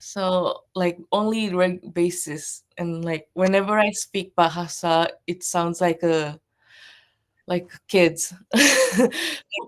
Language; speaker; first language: English; non-native, fluent; Japanese